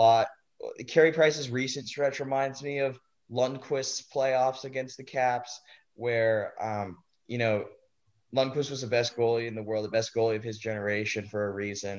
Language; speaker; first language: English; native; English